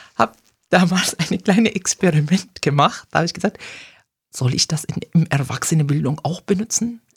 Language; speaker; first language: German; non-native, fluent; Arabic